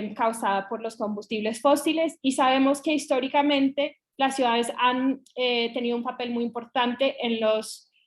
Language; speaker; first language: Spanish; non-native, fluent; English